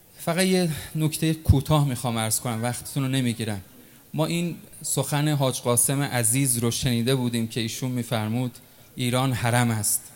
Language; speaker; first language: Persian; native; Persian